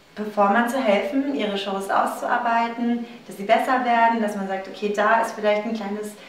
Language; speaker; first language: German; native; German